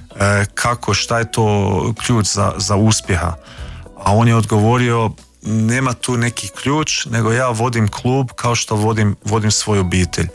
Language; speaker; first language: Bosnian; early bilingual, heritage; Croatian